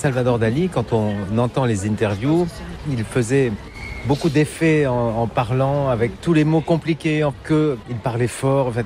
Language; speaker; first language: French; native; French